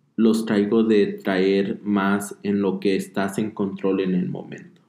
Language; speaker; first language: Spanish; early bilingual, heritage; Spanish